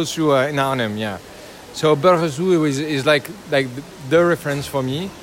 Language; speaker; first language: English; non-native, learner; French